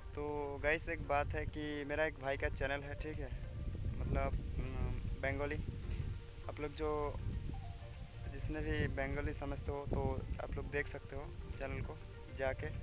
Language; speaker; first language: Hindi; non-native, local second language; Bangla